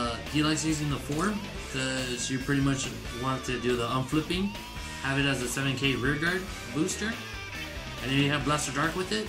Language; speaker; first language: English; native; English